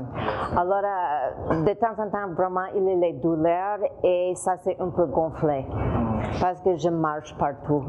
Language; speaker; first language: French; non-native, learner; Chinese